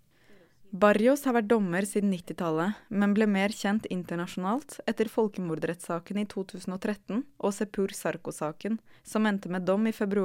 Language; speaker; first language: Norwegian; native; Norwegian